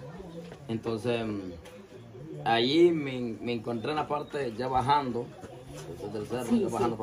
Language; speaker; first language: Spanish; native; Spanish